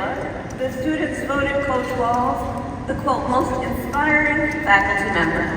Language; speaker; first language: English; native; English